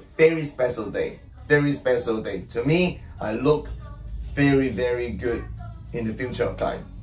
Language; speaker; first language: English; non-native, local second language; Cantonese